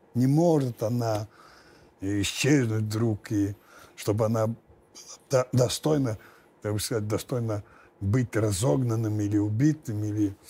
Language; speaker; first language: Russian; non-native, fluent; Lithuanian